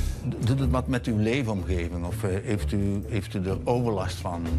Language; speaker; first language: Dutch; native; Dutch